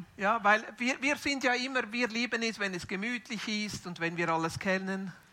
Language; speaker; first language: German; native; German